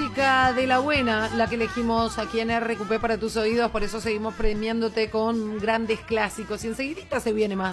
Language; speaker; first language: Spanish; native; Spanish